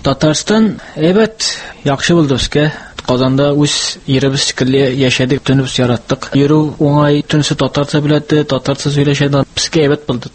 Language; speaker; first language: Tatar; early bilingual, heritage; Tatar